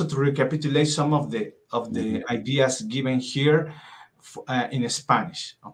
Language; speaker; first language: English; non-native, fluent; Spanish